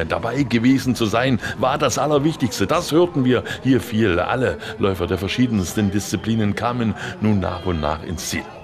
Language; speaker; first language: German; native; German